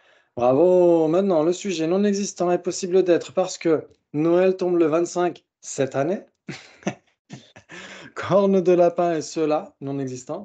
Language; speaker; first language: French; native; French